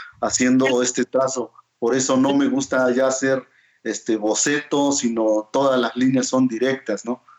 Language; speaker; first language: Spanish; non-native, local second language; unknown